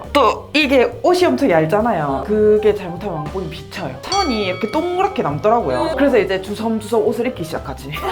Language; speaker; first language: Korean; native; Korean